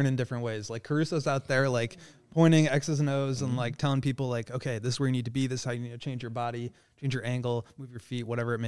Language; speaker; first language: English; native; English